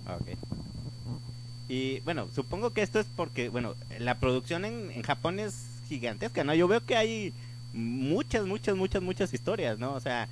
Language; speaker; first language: Spanish; native; Spanish